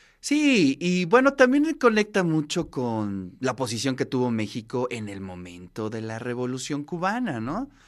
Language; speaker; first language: Spanish; native; Spanish